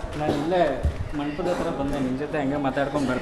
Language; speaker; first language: Kannada; native; Kannada